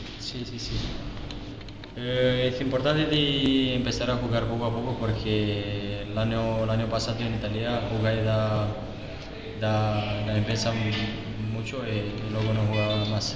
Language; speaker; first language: Spanish; non-native, learner; Romanian